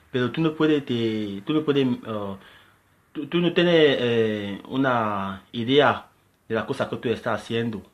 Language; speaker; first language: Spanish; non-native, learner; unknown